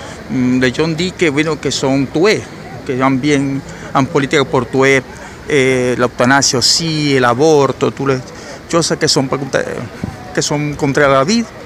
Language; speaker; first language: French; non-native, learner; Spanish